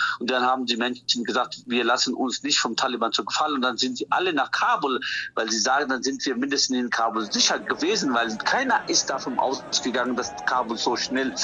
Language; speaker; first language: German; non-native, fluent; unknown